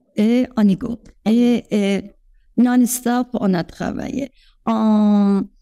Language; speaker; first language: French; non-native, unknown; Persian